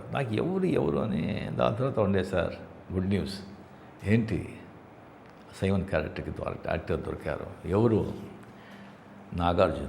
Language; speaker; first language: Telugu; non-native, fluent; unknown